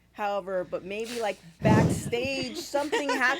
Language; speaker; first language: English; native; English